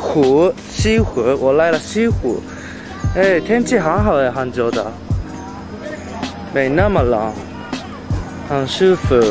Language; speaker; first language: Chinese; non-native, learner; Japanese